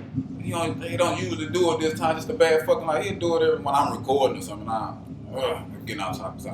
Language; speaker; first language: English; native; English